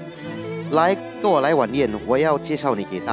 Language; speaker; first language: Chinese; native; Chinese